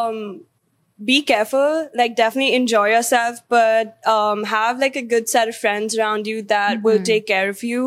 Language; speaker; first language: English; non-native, local second language; Hindi